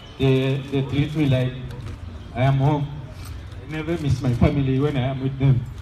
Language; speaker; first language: English; non-native, learner; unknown